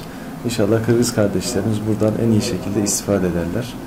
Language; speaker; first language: Turkish; native; Turkish